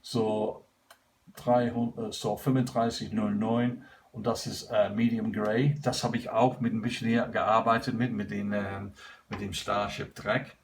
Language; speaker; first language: German; non-native, learner; English